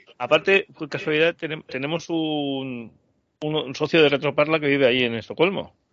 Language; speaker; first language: Spanish; native; Spanish